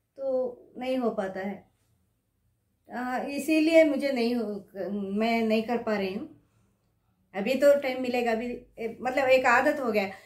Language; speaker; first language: Hindi; non-native, local second language; Kannada